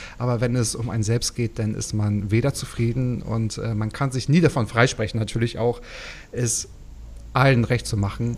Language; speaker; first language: German; native; German